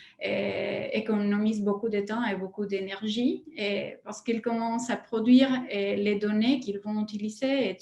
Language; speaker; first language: French; non-native, fluent; Spanish